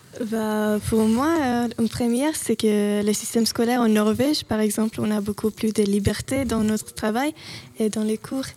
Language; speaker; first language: French; non-native, learner; Norwegian